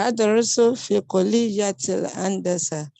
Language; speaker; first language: Arabic; non-native, learner; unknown